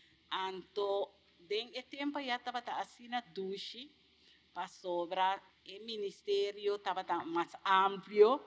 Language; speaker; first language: Portuguese; non-native, learner; Papiamento